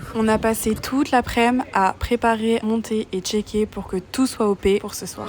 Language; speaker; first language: French; native; French